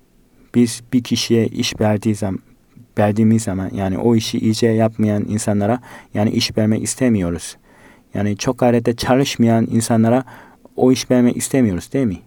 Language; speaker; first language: Turkish; non-native, fluent; Korean